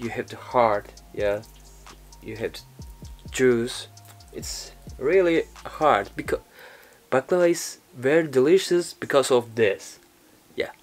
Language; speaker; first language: English; non-native, learner; Turkish